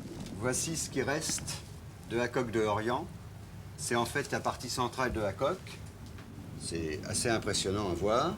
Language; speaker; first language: French; native; French